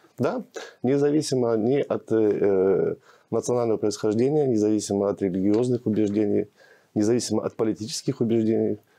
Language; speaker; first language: Russian; native; Russian